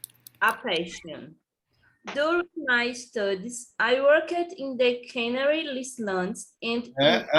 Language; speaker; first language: English; non-native, learner; Portuguese